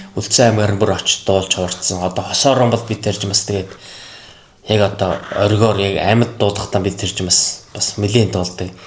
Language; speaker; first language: Mongolian; native; Mongolian